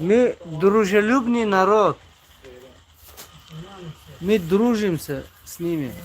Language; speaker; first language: Russian; non-native, fluent; Tajik